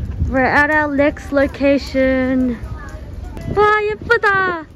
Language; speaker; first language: English; early bilingual, other home language; Korean